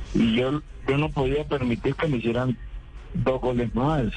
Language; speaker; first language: Spanish; native; Spanish